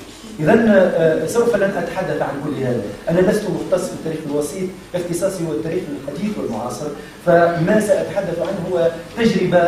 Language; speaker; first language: Arabic; native; Arabic